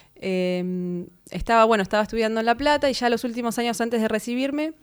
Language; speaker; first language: Spanish; native; Spanish